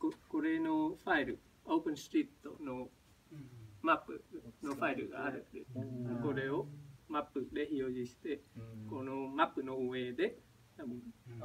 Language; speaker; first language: Japanese; non-native, learner; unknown